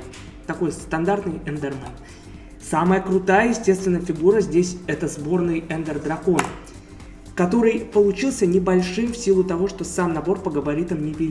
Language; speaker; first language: Russian; native; Russian